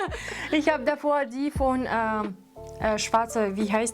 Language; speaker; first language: German; non-native, fluent; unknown